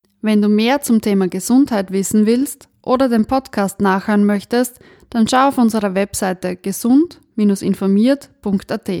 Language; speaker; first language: German; native; German